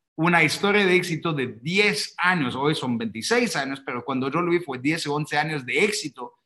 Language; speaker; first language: Spanish; non-native, fluent; English